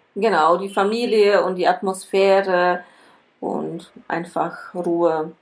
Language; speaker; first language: German; non-native, fluent; Czech